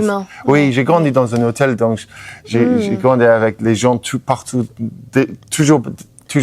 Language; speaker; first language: French; non-native, fluent; English